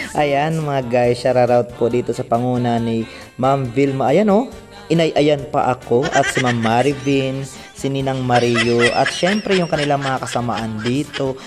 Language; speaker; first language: Filipino; non-native, local second language; Waray